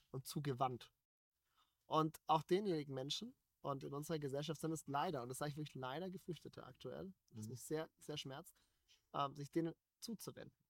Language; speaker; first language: German; native; German